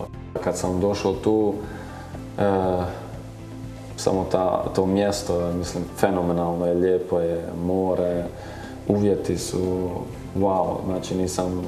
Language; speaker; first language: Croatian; early bilingual, heritage; Croatian